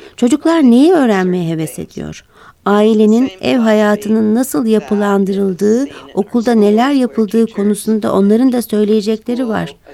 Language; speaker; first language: Turkish; native; Turkish